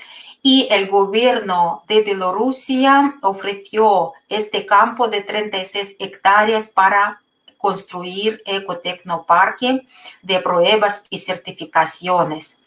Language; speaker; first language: Spanish; non-native, fluent; Russian